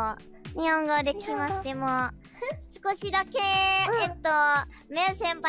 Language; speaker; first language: Japanese; non-native, learner; Indonesian